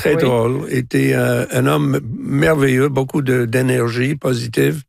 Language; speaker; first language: French; non-native, local second language; English